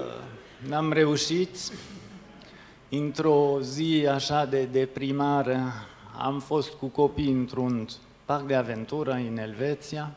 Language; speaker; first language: Romanian; non-native, fluent; French